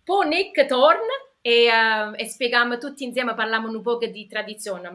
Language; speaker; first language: Italian; early bilingual, heritage; English